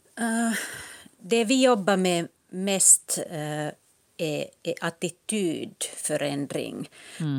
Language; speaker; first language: Swedish; non-native, local second language; Finnish